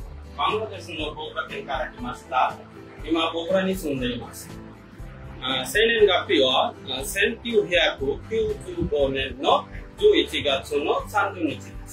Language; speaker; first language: Japanese; non-native, learner; Bangla